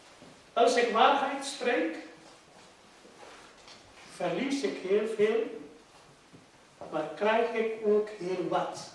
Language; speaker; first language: Dutch; non-native, fluent; Urdu